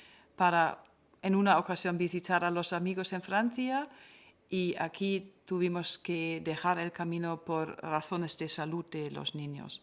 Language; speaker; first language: Spanish; non-native, fluent; German